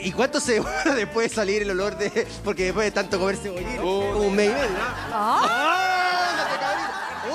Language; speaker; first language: Spanish; native; Spanish